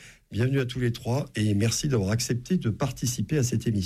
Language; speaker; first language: French; native; French